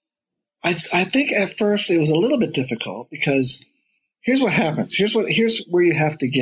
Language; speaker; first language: English; native; English